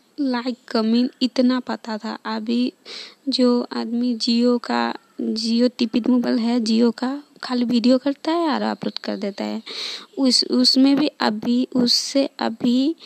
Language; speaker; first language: Hindi; non-native, local second language; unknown